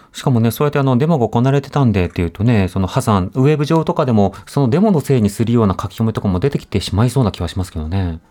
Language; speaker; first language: Japanese; native; Japanese